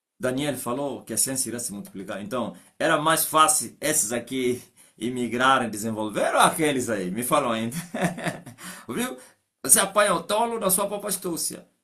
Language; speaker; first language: Portuguese; non-native, local second language; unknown